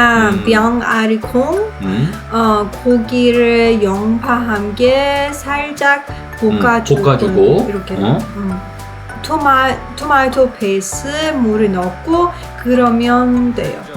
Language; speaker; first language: Korean; non-native, learner; Persian